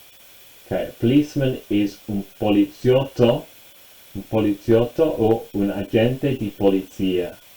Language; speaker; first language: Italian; non-native, fluent; English